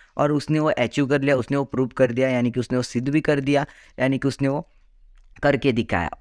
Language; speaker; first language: Hindi; non-native, local second language; Marathi